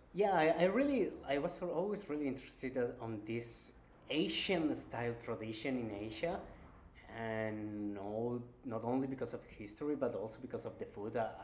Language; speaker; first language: English; non-native, fluent; Spanish